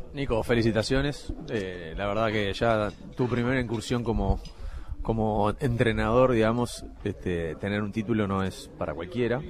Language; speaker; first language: Spanish; native; Spanish